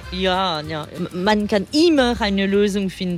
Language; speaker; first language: German; non-native, fluent; French